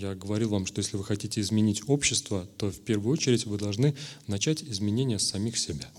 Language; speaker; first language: Russian; native; Russian